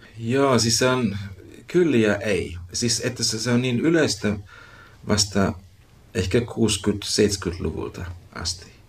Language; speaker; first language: Finnish; non-native, fluent; German